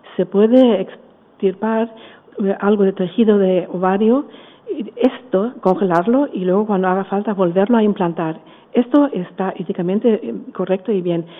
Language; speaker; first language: Spanish; non-native, fluent; German